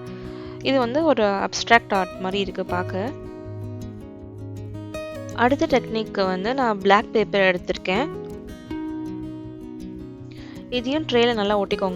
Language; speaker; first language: Tamil; native; Tamil